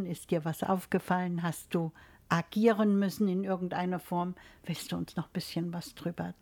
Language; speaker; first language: German; native; German